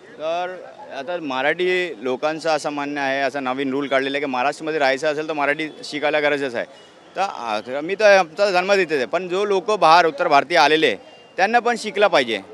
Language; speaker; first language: Marathi; non-native, local second language; Urdu